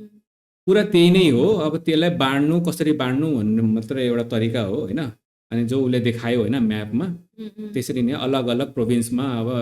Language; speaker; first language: Nepali; native; Nepali